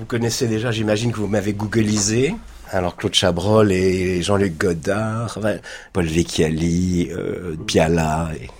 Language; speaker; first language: French; native; French